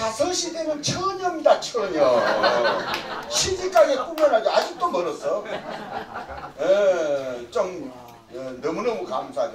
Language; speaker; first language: Korean; native; Korean